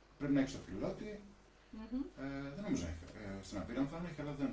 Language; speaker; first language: Greek; native; Greek